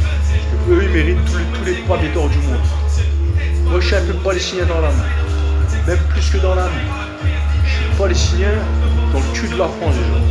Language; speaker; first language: French; native; French